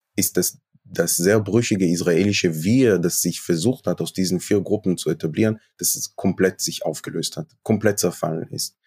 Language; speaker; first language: German; non-native, fluent; Hebrew